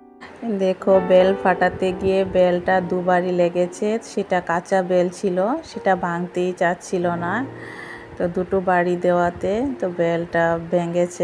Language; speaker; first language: Bangla; native; Bangla